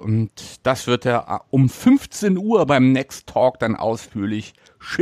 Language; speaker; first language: German; native; German